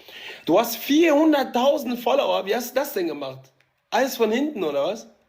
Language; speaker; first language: German; native; German